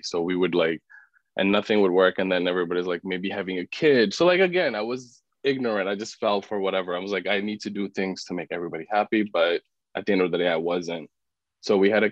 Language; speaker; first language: English; early bilingual, other home language; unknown